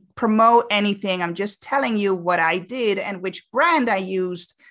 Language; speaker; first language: English; non-native, fluent; Dutch